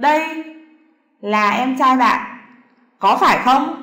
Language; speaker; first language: Vietnamese; non-native, learner; Chinese